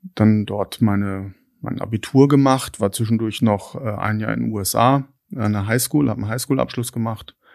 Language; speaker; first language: German; native; German